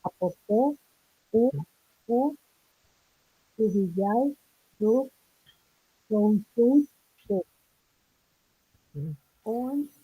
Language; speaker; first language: French; non-native, learner; Spanish